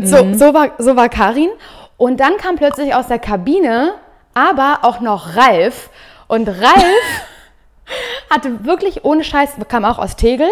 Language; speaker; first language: German; native; German